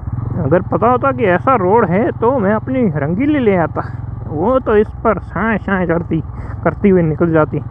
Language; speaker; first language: Hindi; non-native, local second language; Gujarati